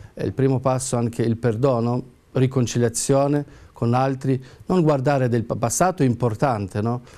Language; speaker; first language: Italian; non-native, fluent; Ukrainian